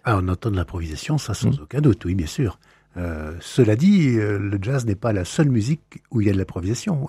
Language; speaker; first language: French; native; French